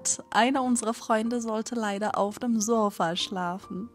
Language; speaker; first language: German; non-native, fluent; Persian